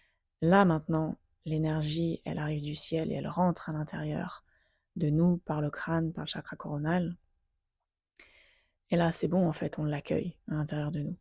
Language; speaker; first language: French; native; French